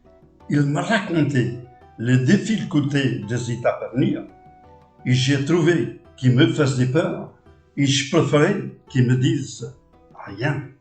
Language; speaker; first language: French; non-native, fluent; Portuguese